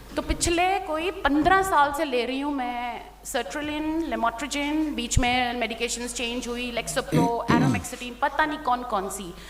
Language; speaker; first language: Hindi; native; Hindi